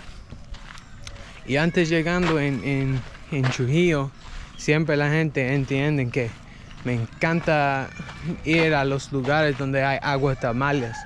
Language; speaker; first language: Spanish; non-native, learner; English